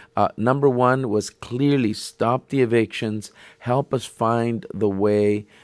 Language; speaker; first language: English; native; English